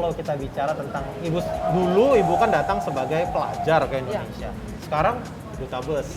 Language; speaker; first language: Indonesian; native; Indonesian